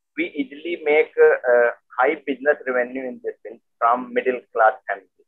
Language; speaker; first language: English; non-native, local second language; Hindi